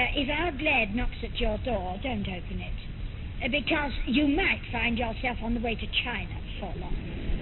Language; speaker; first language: English; native; English